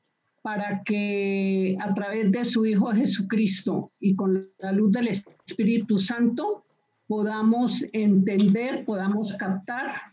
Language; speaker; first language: Spanish; native; Spanish